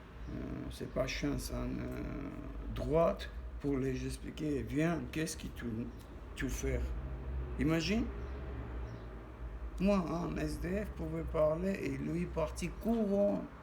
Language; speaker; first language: French; non-native, learner; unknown